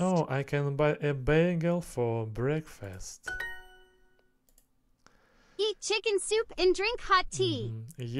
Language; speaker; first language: English; non-native, learner; Russian